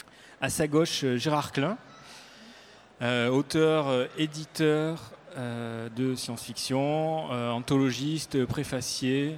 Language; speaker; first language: French; native; French